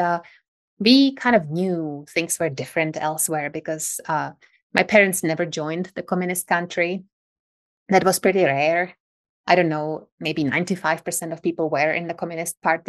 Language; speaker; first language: English; non-native, fluent; Czech